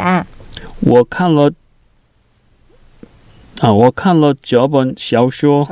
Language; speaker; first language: Chinese; non-native, learner; Korean